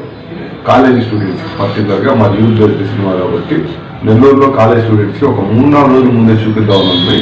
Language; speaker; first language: Telugu; native; Telugu